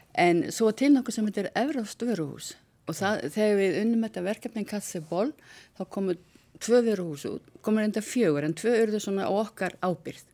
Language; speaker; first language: Icelandic; native; Icelandic